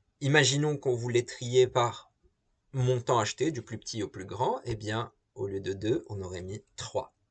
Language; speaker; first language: French; native; French